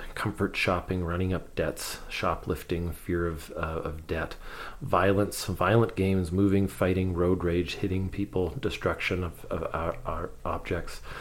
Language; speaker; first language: English; native; English